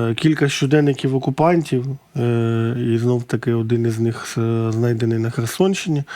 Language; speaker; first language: Ukrainian; native; Ukrainian